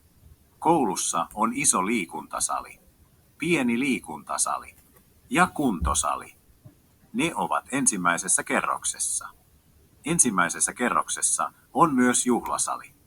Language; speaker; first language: Finnish; non-native, learner; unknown